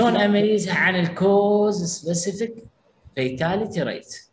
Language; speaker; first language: Arabic; native; Arabic